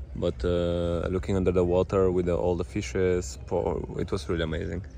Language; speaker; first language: English; non-native, fluent; Bulgarian